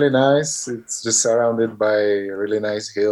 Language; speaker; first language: English; non-native, fluent; Slovak